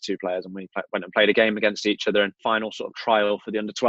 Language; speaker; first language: English; native; English